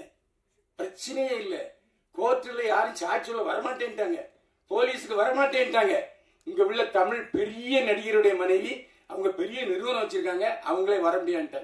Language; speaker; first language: Tamil; native; Tamil